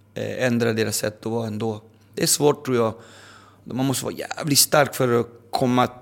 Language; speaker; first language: Swedish; early bilingual, other home language; Spanish